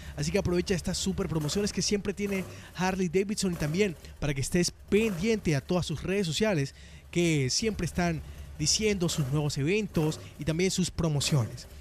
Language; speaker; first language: Spanish; native; Spanish